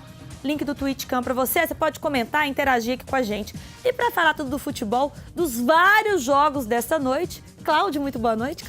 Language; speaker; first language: Portuguese; native; Portuguese